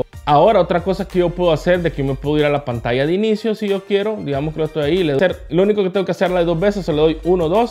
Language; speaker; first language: Spanish; native; Spanish